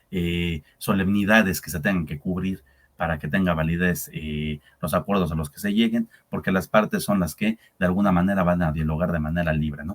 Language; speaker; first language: Spanish; native; Spanish